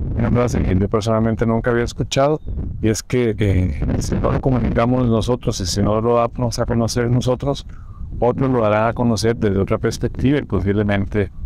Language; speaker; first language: Spanish; native; Spanish